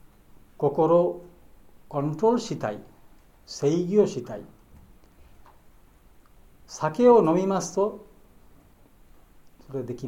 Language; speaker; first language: Japanese; non-native, learner; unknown